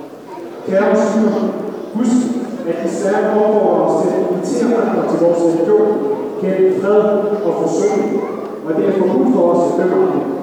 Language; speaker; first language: Danish; non-native, fluent; Arabic